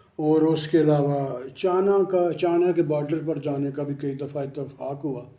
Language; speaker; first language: Urdu; non-native, local second language; Punjabi